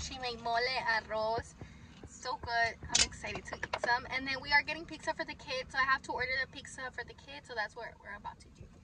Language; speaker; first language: English; early bilingual, other home language; Spanish